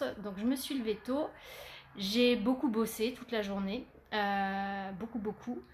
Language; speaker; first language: French; native; French